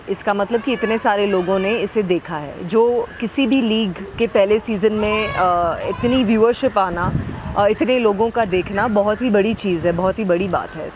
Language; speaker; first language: Hindi; native; Hindi